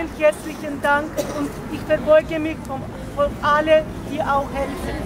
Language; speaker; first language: German; non-native, learner; Ukrainian